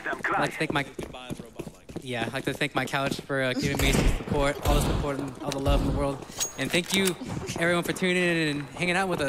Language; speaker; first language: English; native; English